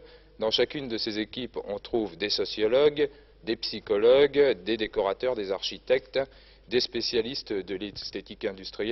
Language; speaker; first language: French; native; French